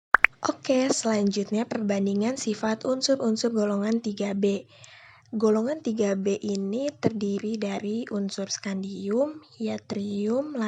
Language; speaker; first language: Indonesian; native; Indonesian